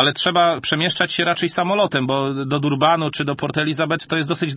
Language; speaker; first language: Polish; native; Polish